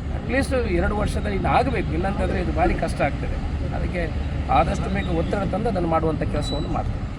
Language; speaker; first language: Kannada; non-native, local second language; Tulu